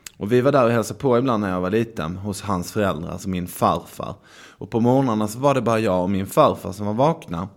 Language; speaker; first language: Swedish; native; Swedish